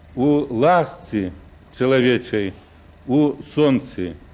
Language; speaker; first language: Belarusian; native; Belarusian